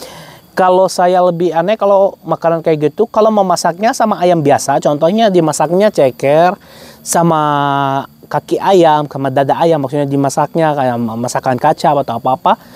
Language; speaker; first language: Indonesian; non-native, fluent; Arabic